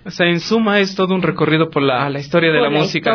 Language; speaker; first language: Spanish; native; Spanish